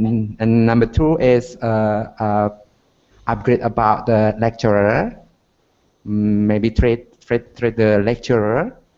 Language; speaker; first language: English; non-native, learner; Indonesian